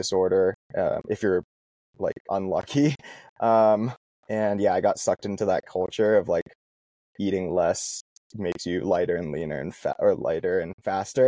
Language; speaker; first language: English; native; English